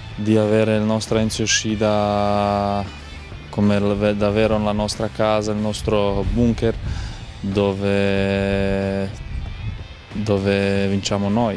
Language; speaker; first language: Italian; non-native, fluent; Croatian